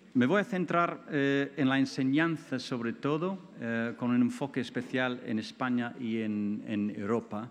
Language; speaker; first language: Spanish; non-native, fluent; English